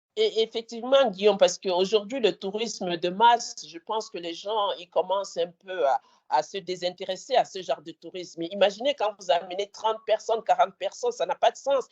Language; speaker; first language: French; native; French